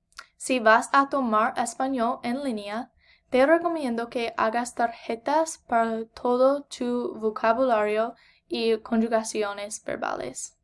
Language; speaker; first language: Spanish; non-native, learner; English